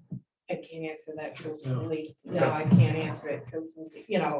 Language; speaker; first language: English; native; English